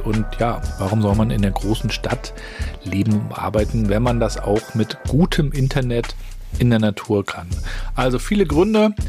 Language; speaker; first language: German; native; German